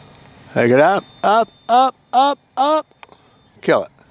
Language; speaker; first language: English; native; English